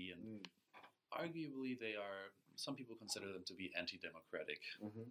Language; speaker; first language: English; non-native, fluent; German